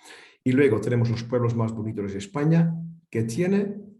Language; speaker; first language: Spanish; non-native, fluent; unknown